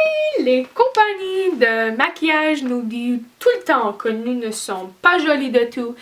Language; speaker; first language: French; non-native, learner; English